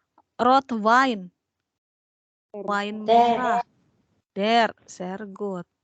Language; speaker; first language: German; non-native, fluent; Indonesian